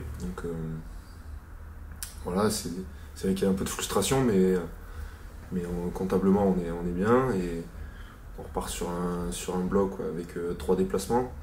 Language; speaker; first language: French; native; French